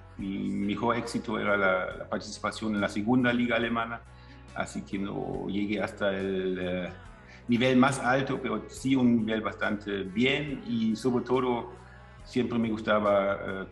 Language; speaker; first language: Spanish; non-native, fluent; German